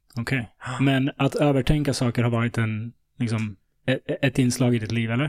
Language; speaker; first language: Swedish; early bilingual, other home language; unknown